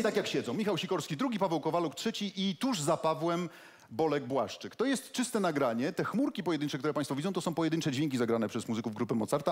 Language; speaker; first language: Polish; native; Polish